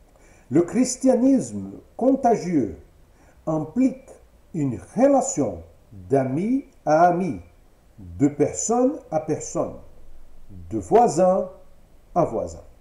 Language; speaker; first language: French; non-native, fluent; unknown